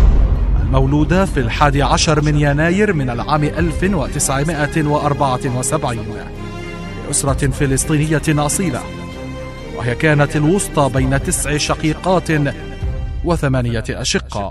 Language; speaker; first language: Arabic; native; Arabic